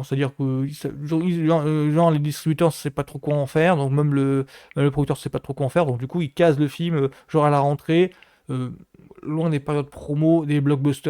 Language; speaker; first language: French; native; French